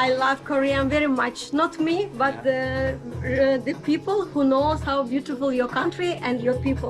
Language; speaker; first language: English; non-native, learner; Azerbaijani